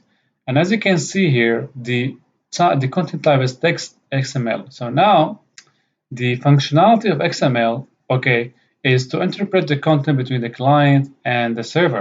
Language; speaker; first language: English; non-native, fluent; Arabic